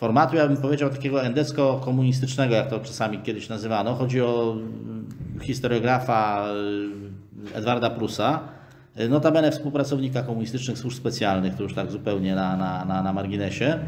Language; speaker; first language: Polish; native; Polish